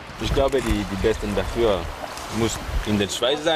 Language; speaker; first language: German; non-native, local second language; French